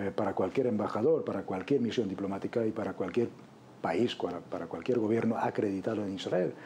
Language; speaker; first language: Spanish; non-native, fluent; Polish